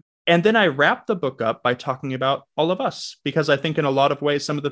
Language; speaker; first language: English; native; English